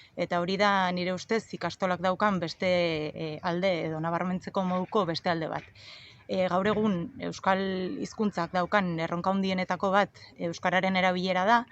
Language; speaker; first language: Basque; non-native, local second language; Spanish